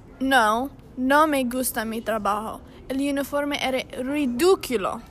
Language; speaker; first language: Spanish; non-native, learner; English